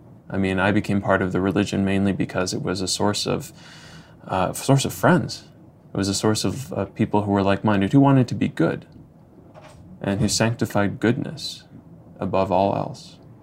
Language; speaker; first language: English; native; English